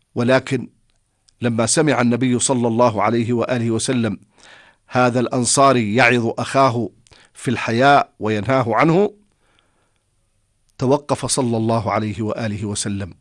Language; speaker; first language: Arabic; native; Arabic